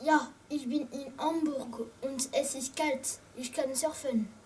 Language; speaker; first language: German; non-native, learner; French